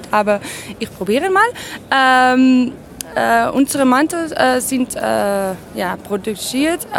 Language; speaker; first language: German; non-native, learner; Dutch